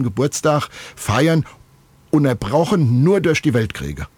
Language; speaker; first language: German; native; German